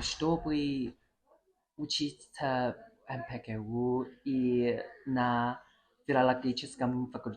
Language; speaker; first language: Russian; non-native, learner; Chinese